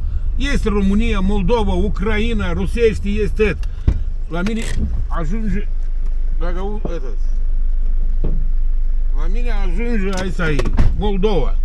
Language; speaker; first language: Romanian; non-native, local second language; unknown